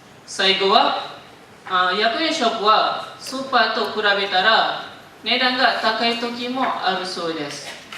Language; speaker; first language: Japanese; non-native, learner; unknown